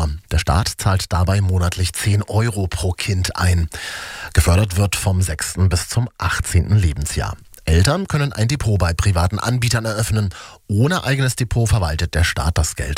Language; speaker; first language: German; native; German